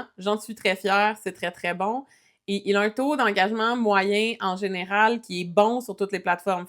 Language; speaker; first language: French; native; French